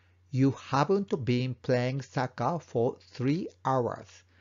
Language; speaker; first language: English; non-native, fluent; Japanese